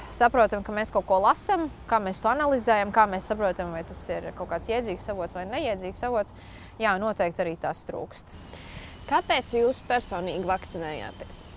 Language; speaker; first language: Latvian; native; Latvian